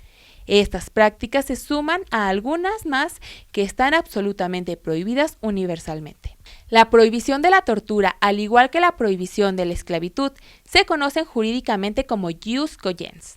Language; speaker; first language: Spanish; native; Spanish